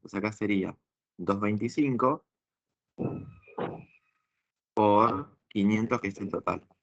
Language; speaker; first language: Spanish; native; Spanish